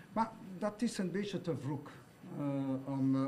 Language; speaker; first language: Dutch; non-native, local second language; French